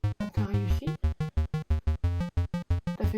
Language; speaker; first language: French; native; French